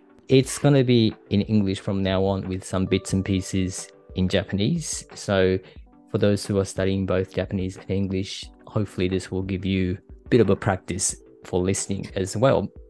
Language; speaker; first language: English; non-native, fluent; Japanese